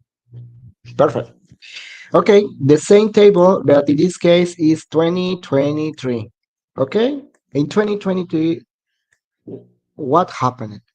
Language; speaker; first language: English; non-native, learner; Spanish